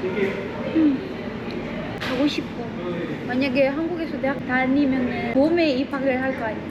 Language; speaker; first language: Korean; non-native, fluent; Indonesian